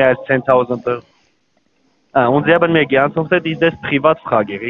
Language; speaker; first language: German; non-native, learner; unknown